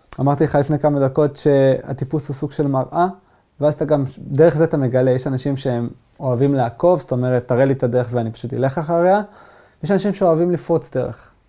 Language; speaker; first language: Hebrew; non-native, local second language; Arabic